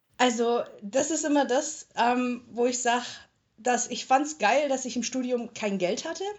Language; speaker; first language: German; native; German